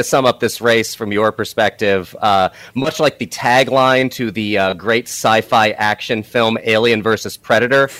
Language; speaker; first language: English; native; English